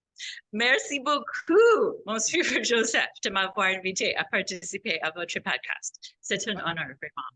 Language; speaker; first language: French; non-native, fluent; English